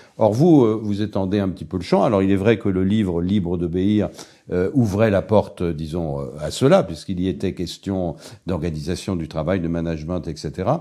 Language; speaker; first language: French; native; French